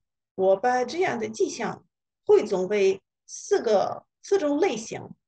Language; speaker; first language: Chinese; non-native, fluent; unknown